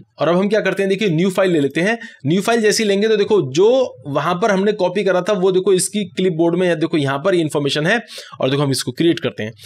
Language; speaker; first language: Hindi; native; Hindi